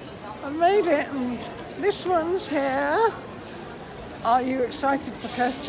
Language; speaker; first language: English; native; English